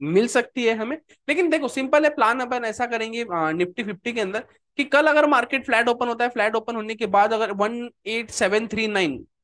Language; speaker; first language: Hindi; native; Hindi